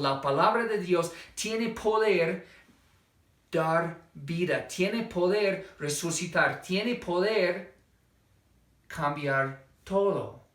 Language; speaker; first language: Spanish; non-native, fluent; English